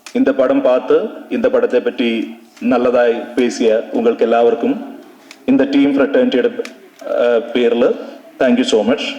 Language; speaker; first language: Tamil; non-native, learner; Malayalam